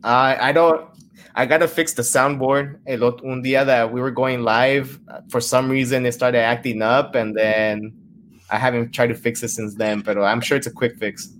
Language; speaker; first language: English; early bilingual, other home language; Spanish